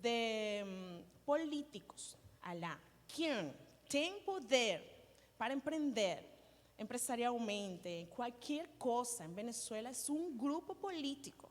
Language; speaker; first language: Portuguese; non-native, learner; Spanish